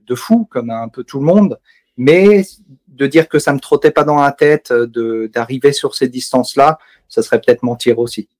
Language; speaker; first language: French; native; French